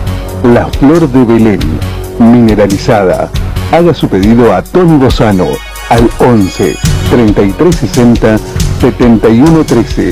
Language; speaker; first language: Spanish; native; Spanish